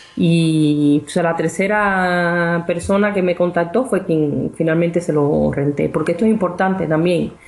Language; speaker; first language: Spanish; native; Spanish